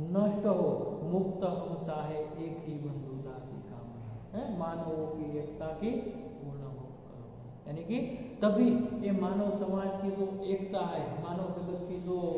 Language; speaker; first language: Hindi; non-native, local second language; Gujarati